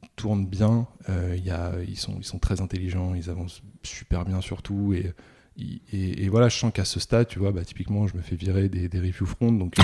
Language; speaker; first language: French; native; French